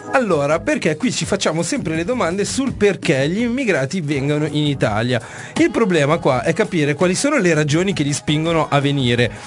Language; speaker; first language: Italian; native; Italian